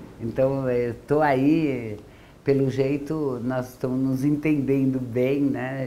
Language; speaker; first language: Portuguese; early bilingual, other home language; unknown